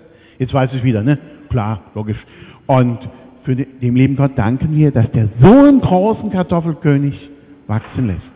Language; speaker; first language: German; native; German